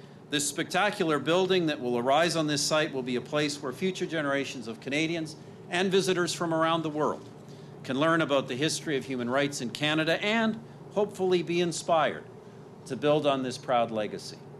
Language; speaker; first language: English; native; English